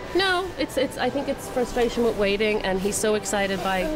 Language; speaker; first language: English; native; English